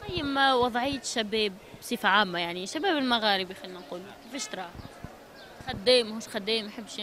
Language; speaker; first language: Arabic; native; Arabic